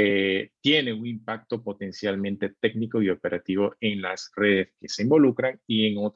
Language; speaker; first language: Spanish; native; Spanish